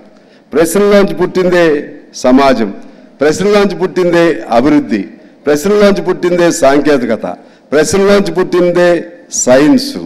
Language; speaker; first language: Telugu; native; Telugu